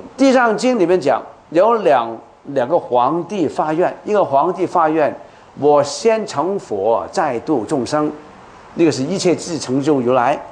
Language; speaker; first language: Chinese; non-native, local second language; Cantonese